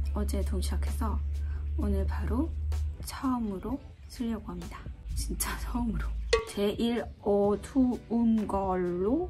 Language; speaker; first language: Korean; non-native, fluent; Thai